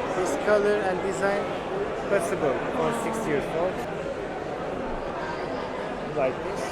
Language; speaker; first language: English; non-native, learner; Turkish